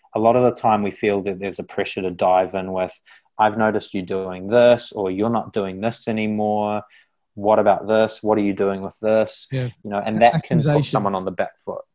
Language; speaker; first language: English; native; English